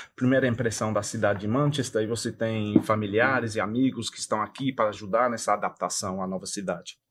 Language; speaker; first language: Portuguese; native; Portuguese